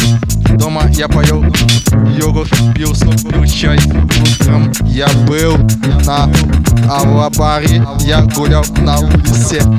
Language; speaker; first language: Russian; non-native, learner; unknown